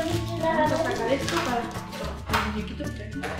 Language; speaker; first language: Spanish; native; Spanish